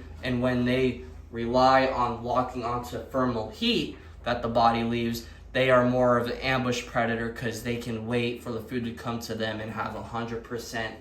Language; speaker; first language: English; native; English